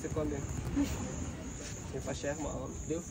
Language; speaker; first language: French; non-native, learner; Kazakh